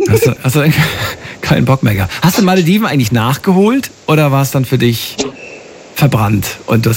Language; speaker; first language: German; native; German